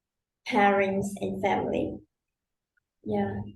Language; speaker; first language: English; non-native, learner; Vietnamese